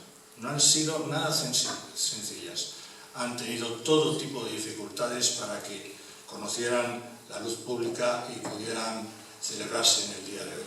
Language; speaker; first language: Spanish; native; Spanish